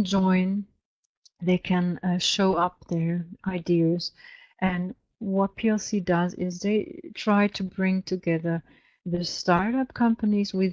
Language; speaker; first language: English; non-native, fluent; German